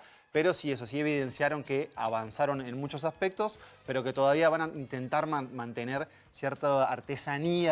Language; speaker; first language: Spanish; native; Spanish